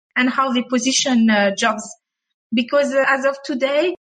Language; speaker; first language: English; non-native, fluent; French